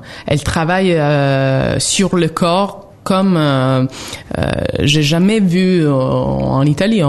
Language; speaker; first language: French; non-native, fluent; Italian